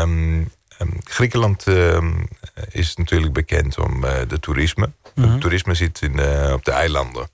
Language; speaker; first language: Dutch; non-native, fluent; Greek